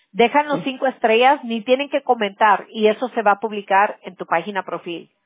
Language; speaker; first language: Spanish; early bilingual, other home language; English